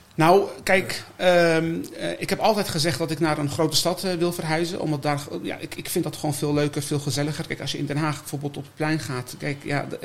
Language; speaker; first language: Dutch; native; Dutch